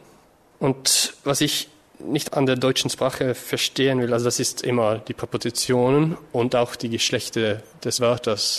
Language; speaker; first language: German; non-native, fluent; Norwegian